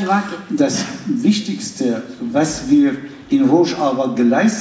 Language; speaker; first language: German; non-native, fluent; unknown